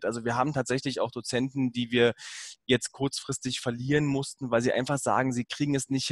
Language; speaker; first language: German; native; German